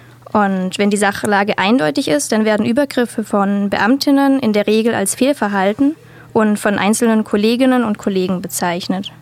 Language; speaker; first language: German; native; German